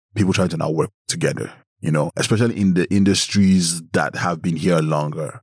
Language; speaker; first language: English; non-native, local second language; Yoruba